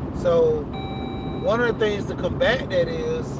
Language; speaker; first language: English; native; English